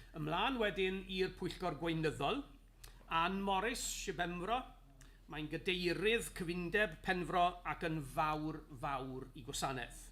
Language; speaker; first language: Welsh; native; Welsh